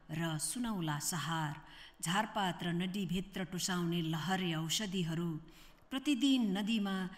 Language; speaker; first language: Nepali; native; Nepali